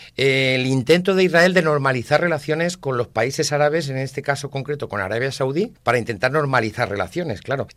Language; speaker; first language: Spanish; native; Spanish